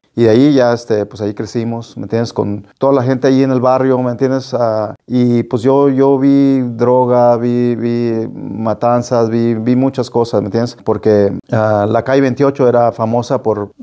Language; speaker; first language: Spanish; native; Spanish